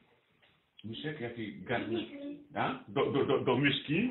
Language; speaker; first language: Polish; non-native, learner; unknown